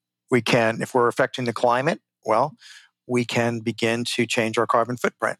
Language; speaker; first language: English; native; English